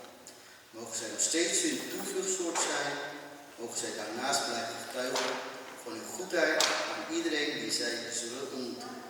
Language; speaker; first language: Dutch; early bilingual, other home language; Tamil